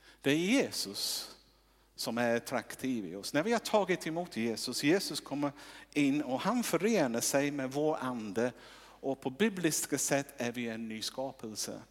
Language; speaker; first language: Swedish; non-native, fluent; English